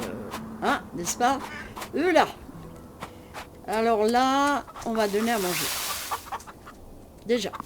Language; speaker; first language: French; native; French